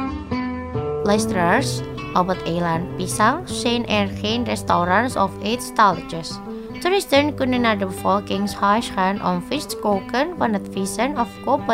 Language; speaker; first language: Dutch; non-native, fluent; Indonesian